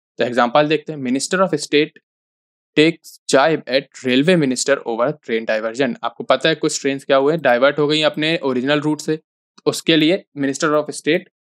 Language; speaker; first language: Hindi; native; Hindi